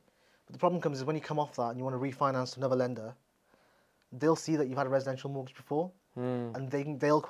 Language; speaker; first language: English; native; English